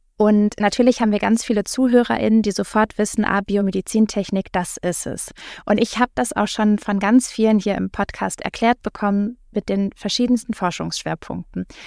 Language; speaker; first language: German; native; German